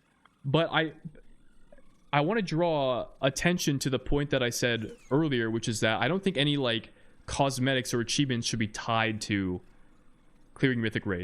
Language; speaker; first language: English; native; English